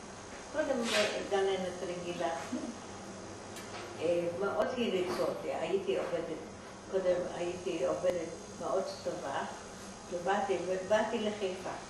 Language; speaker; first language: Hebrew; non-native, fluent; German